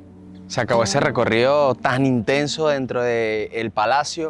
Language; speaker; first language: Spanish; native; Spanish